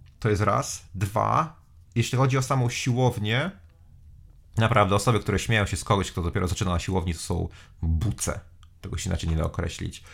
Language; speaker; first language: Polish; native; Polish